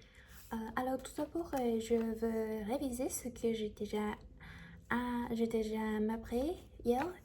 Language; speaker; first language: French; non-native, learner; Chinese